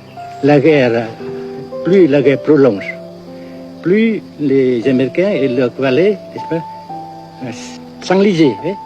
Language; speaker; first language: French; non-native, local second language; Vietnamese